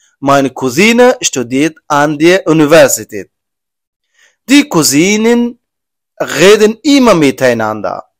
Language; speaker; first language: German; non-native, learner; Persian